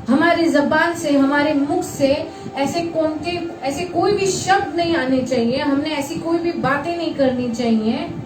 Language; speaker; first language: Hindi; non-native, local second language; Marathi